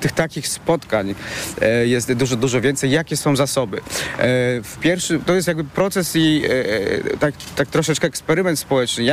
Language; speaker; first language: Polish; native; Polish